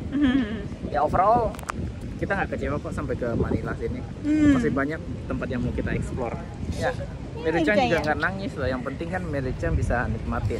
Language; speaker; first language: Indonesian; native; Indonesian